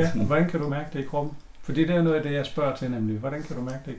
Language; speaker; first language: Danish; native; Danish